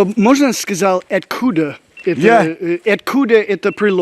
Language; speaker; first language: Russian; non-native, learner; English